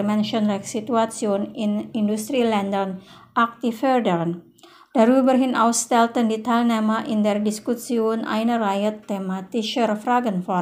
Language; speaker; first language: German; non-native, fluent; Indonesian